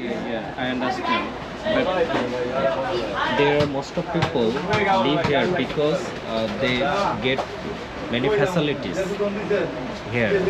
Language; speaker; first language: English; non-native, learner; Bangla